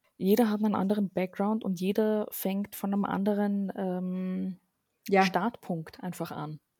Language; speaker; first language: German; early bilingual, other home language; Arabic